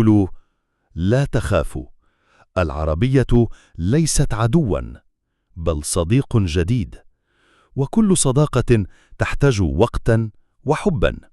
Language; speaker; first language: Arabic; non-native, fluent; Turkish